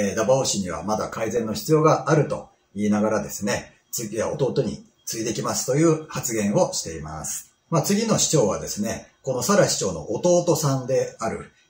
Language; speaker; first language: Japanese; native; Japanese